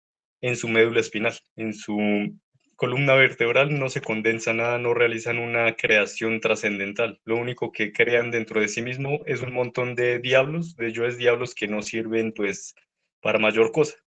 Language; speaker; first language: Spanish; native; Spanish